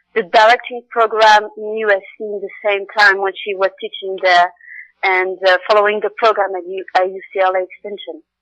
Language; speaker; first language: English; non-native, fluent; Arabic